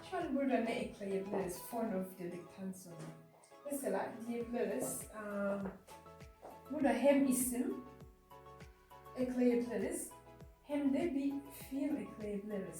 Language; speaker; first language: Turkish; non-native, fluent; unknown